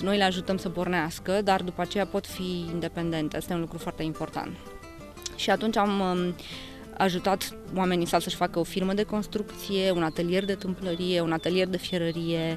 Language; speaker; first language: Romanian; native; Romanian